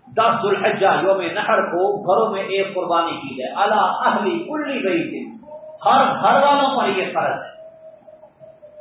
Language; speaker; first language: Urdu; non-native, local second language; Punjabi